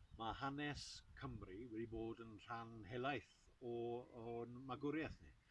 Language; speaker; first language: Welsh; native; Welsh